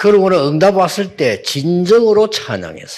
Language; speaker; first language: Korean; native; Korean